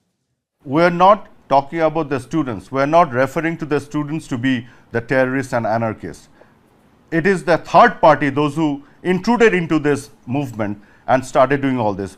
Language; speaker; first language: English; non-native, local second language; Bangla